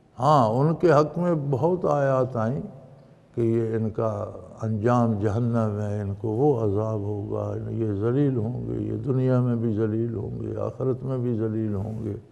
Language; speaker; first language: Urdu; non-native, local second language; Punjabi